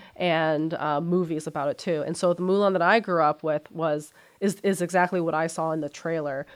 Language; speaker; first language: English; native; English